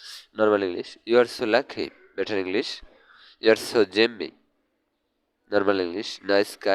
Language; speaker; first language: English; non-native, learner; Bangla